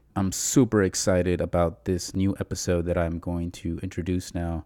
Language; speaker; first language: English; early bilingual, other home language; Spanish